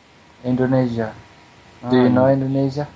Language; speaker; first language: English; non-native, learner; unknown